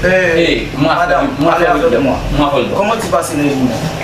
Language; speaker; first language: French; non-native, learner; Haitian Creole